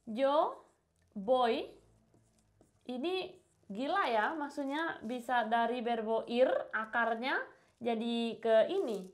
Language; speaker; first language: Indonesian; non-native, fluent; Spanish